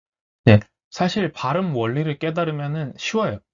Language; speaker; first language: Korean; native; Korean